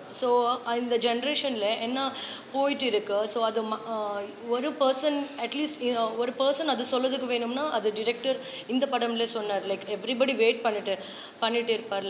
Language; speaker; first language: Tamil; non-native, learner; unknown